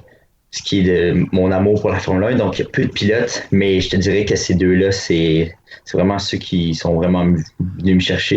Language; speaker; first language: French; native; French